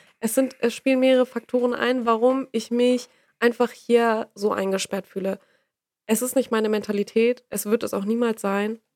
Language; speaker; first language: German; native; German